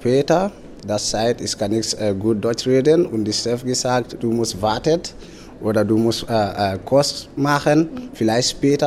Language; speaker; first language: German; non-native, learner; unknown